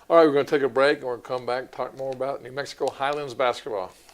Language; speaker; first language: English; native; English